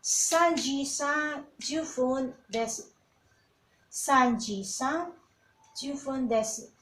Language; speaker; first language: Japanese; non-native, learner; Filipino